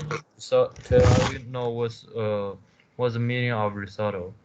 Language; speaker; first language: English; non-native, learner; Chinese